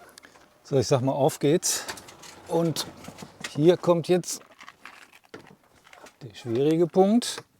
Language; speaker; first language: German; native; German